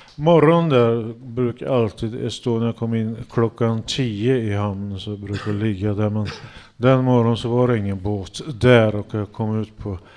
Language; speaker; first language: Swedish; native; Swedish